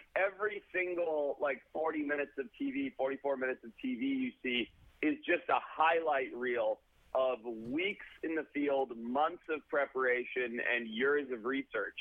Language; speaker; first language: English; native; English